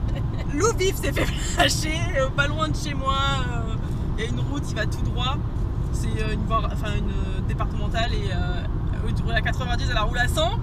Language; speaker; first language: French; native; French